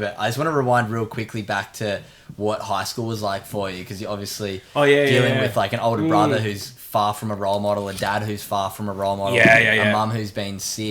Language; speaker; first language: English; native; English